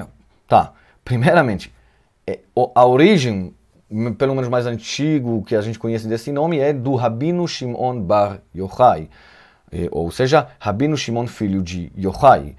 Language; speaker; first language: Portuguese; non-native, fluent; Hebrew